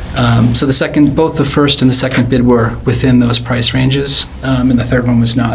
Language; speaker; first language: English; native; English